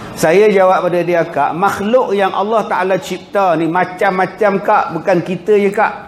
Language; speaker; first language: Malay; native; Malay